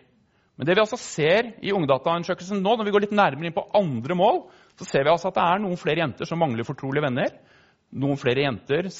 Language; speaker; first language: Norwegian; native; Norwegian